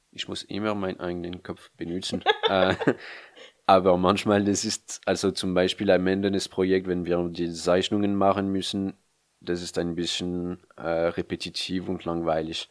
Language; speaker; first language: German; non-native, fluent; French